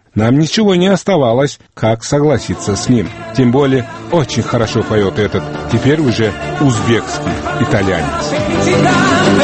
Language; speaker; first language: Russian; non-native, local second language; Uzbek